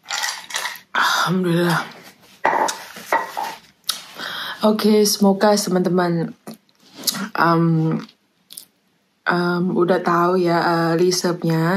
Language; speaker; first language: Indonesian; non-native, fluent; Thai